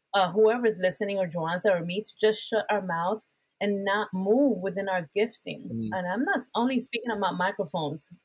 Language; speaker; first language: English; early bilingual, other home language; Spanish